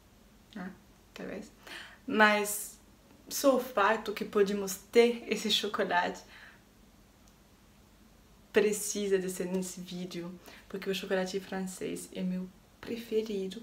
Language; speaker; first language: Portuguese; non-native, learner; French